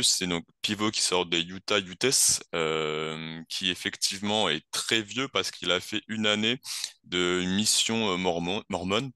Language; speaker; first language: French; native; French